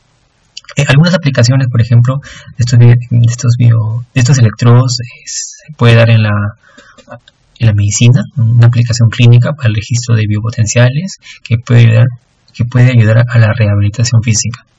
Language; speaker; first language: Spanish; native; Spanish